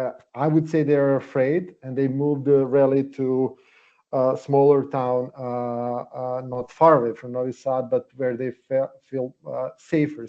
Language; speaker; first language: English; non-native, fluent; Serbian